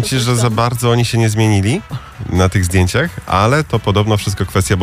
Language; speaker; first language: Polish; native; Polish